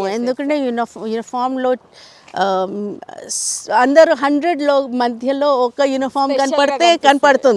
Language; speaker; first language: Telugu; non-native, fluent; Hindi